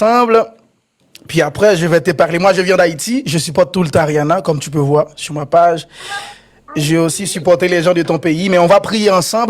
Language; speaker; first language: French; non-native, local second language; Haitian Creole